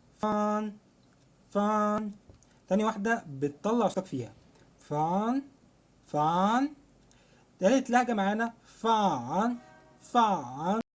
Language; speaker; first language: Egyptian Arabic; native; Egyptian Arabic